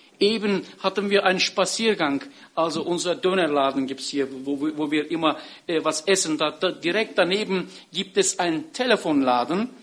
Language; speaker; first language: German; non-native, fluent; Turkish